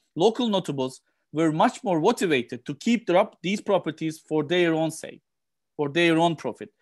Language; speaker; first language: English; non-native, fluent; Turkish